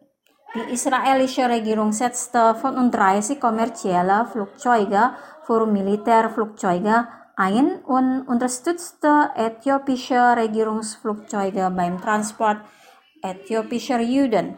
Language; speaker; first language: German; non-native, fluent; Indonesian